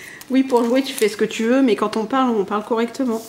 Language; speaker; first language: French; native; French